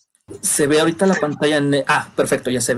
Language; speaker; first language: Spanish; native; Spanish